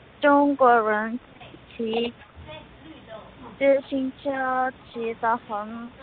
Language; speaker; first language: Chinese; non-native, learner; Korean